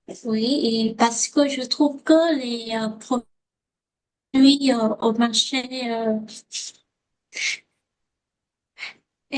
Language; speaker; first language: French; non-native, learner; Vietnamese